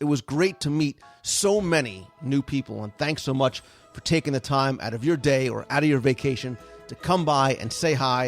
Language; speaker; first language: English; native; English